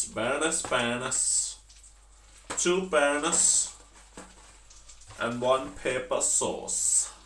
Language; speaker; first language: English; non-native, learner; Danish